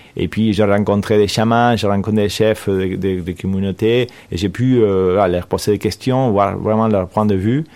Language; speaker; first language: French; non-native, fluent; Spanish